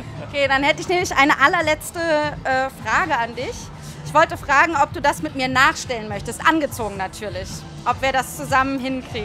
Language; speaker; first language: German; native; German